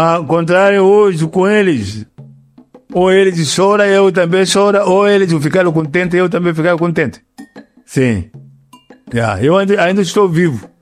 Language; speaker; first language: Portuguese; non-native, local second language; Yao